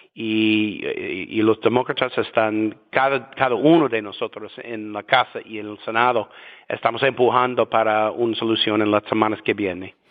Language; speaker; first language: Spanish; non-native, fluent; English